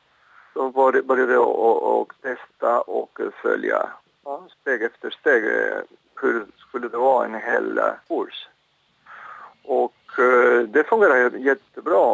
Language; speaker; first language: Swedish; non-native, fluent; Spanish